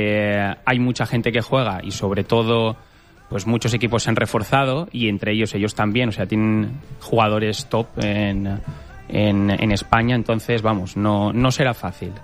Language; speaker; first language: Spanish; native; Spanish